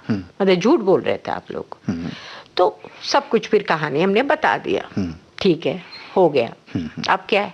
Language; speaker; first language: Hindi; non-native, local second language; Telugu